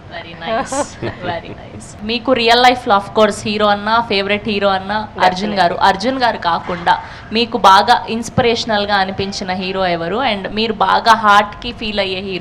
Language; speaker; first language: Telugu; native; Telugu